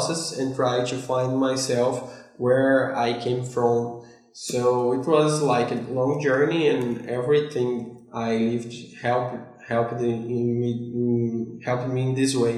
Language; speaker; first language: English; non-native, fluent; Portuguese